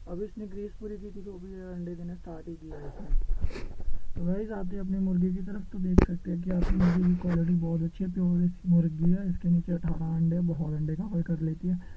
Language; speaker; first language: Hindi; non-native, local second language; Punjabi